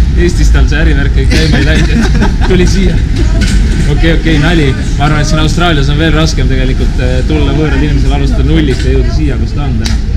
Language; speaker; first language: Estonian; native; Estonian